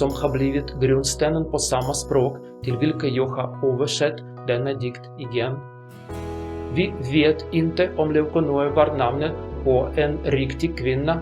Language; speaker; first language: Swedish; non-native, learner; Russian